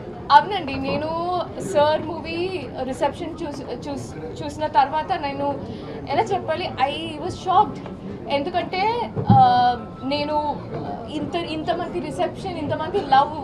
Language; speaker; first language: Telugu; non-native, fluent; Malayalam